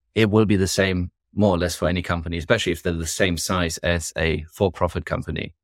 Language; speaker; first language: English; non-native, fluent; German